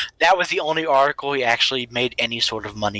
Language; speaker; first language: English; native; English